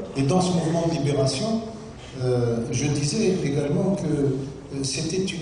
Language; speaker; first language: French; non-native, local second language; Arabic